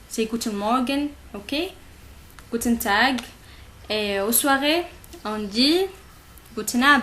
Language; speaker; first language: French; non-native, local second language; Arabic